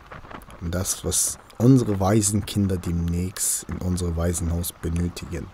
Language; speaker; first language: German; non-native, local second language; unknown